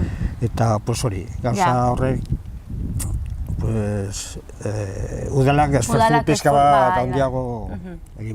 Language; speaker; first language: Basque; non-native, local second language; Spanish